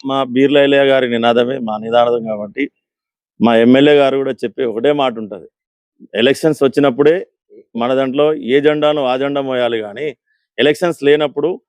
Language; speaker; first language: Telugu; non-native, local second language; Lambadi